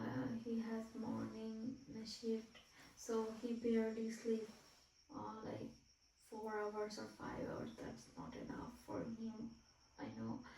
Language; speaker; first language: English; non-native, fluent; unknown